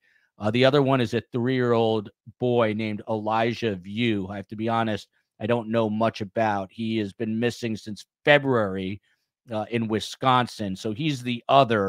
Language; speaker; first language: English; native; English